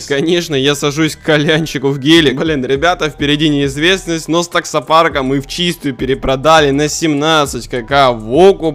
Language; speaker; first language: Russian; native; Russian